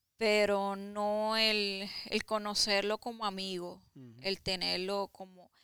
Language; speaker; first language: Spanish; native; Spanish